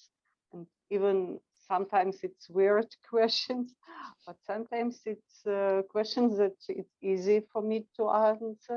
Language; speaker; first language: English; non-native, fluent; Russian